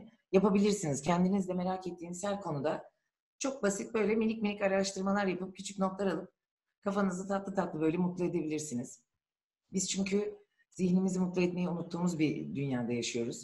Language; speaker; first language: Turkish; native; Turkish